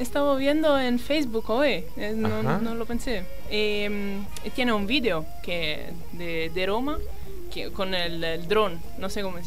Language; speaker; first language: Spanish; non-native, learner; Italian